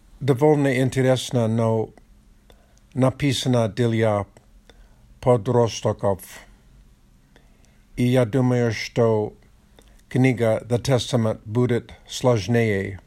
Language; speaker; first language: Russian; non-native, learner; Polish